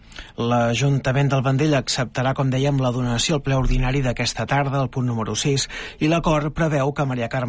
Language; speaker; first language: Catalan; native; Catalan